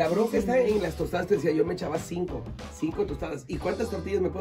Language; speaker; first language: Spanish; native; Spanish